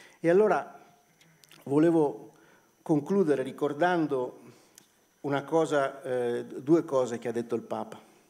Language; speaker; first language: Italian; native; Italian